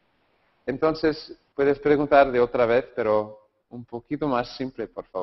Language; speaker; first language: Spanish; non-native, learner; English